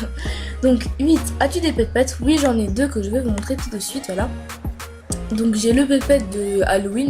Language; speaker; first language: French; native; French